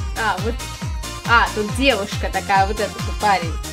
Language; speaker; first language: Russian; native; Russian